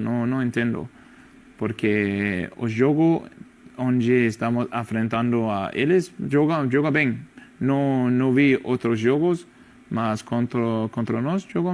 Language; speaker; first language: Portuguese; non-native, learner; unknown